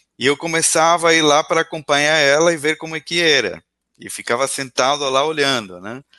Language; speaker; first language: Portuguese; non-native, fluent; Spanish